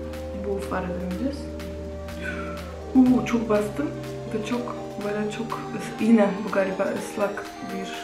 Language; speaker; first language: Turkish; non-native, fluent; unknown